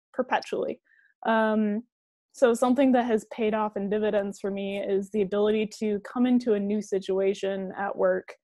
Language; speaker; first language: English; native; English